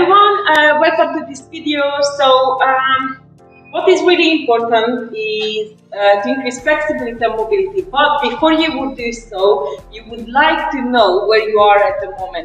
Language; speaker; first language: English; non-native, fluent; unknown